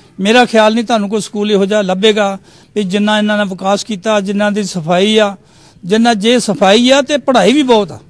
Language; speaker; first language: Punjabi; native; Punjabi